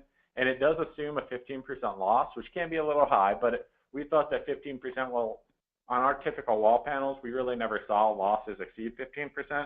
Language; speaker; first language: English; native; English